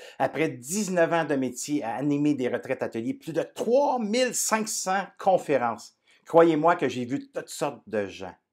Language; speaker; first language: French; native; French